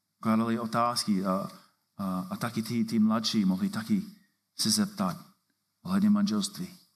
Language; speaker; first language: Czech; non-native, fluent; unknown